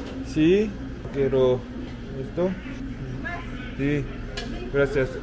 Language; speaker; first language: Spanish; non-native, learner; Korean